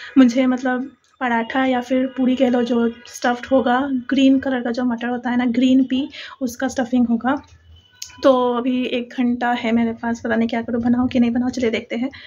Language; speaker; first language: Hindi; non-native, local second language; Bangla